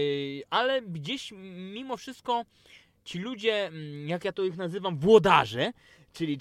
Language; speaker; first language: Polish; native; Polish